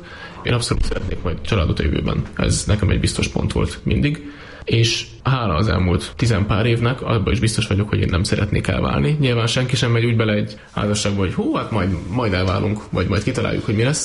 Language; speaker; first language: Hungarian; native; Hungarian